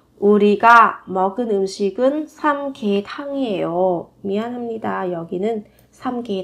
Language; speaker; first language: Korean; non-native, fluent; Vietnamese